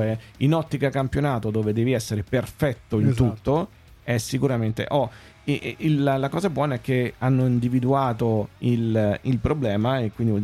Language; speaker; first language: Italian; native; Italian